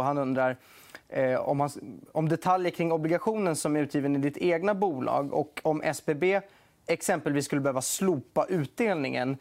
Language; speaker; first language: Swedish; native; Swedish